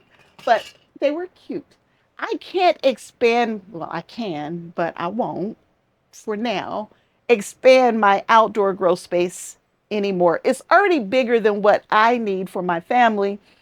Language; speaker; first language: English; native; English